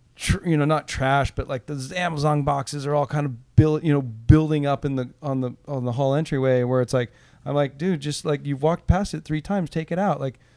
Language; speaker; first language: English; native; English